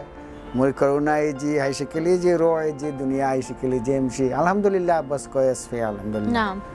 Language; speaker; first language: Arabic; non-native, learner; Bangla